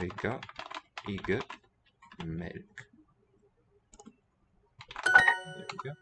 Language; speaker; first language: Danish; non-native, learner; English